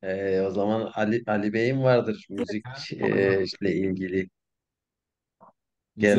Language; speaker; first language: Turkish; non-native, learner; Persian